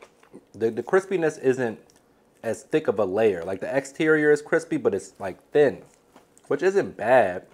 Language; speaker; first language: English; native; English